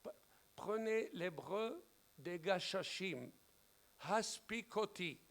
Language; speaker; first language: French; non-native, fluent; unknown